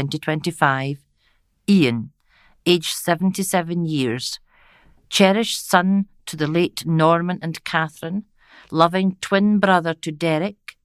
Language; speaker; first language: English; native; English